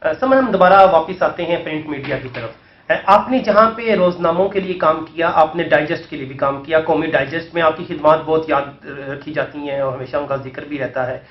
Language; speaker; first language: Urdu; native; Urdu